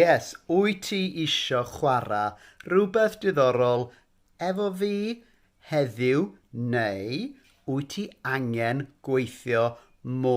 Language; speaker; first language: Welsh; non-native, fluent; English